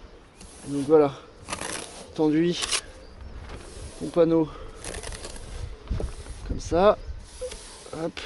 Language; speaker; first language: French; native; French